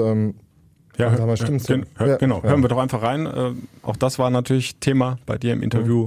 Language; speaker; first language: German; native; German